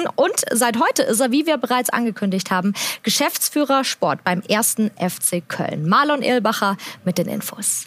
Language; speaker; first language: German; native; German